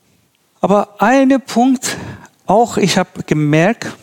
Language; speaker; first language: German; non-native, learner; Persian